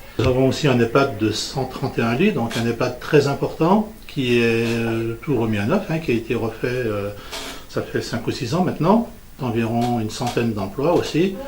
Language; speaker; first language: French; native; French